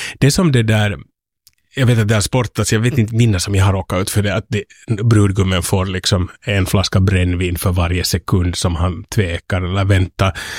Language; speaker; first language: Swedish; native; Swedish